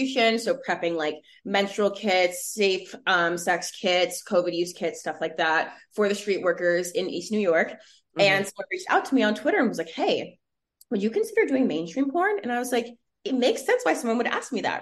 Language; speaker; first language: English; native; English